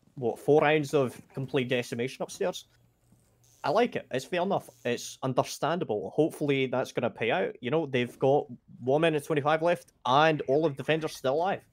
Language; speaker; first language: English; native; English